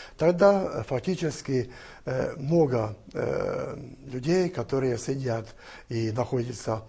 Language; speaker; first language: Russian; non-native, fluent; Hungarian